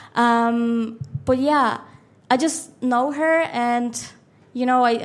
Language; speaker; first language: English; non-native, fluent; Spanish